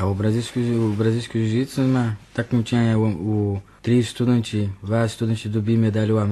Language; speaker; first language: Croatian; non-native, learner; Portuguese